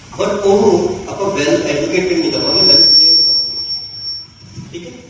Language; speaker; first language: Hindi; non-native, local second language; Punjabi